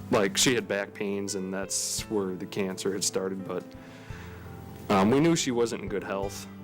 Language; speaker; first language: English; native; English